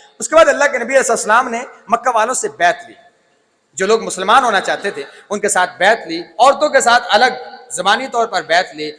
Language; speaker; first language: Urdu; non-native, local second language; Punjabi